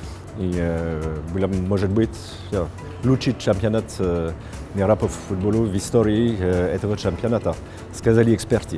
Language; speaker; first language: Russian; non-native, fluent; French